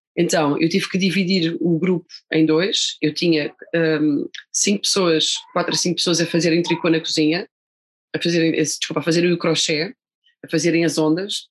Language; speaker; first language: Portuguese; native; Portuguese